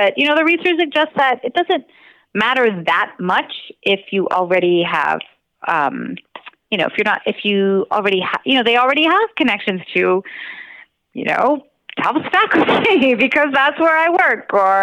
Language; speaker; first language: English; native; English